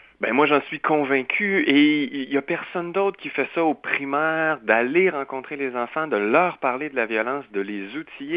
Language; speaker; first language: French; native; French